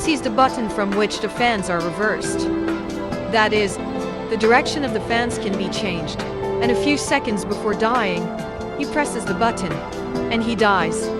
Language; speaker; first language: English; non-native, local second language; Hindi